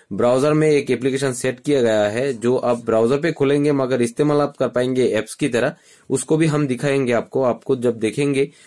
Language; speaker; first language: Hindi; non-native, local second language; Bangla